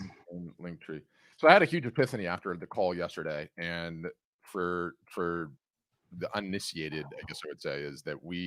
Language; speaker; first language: English; native; English